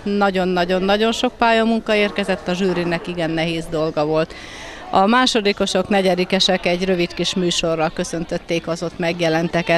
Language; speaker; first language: Hungarian; native; Hungarian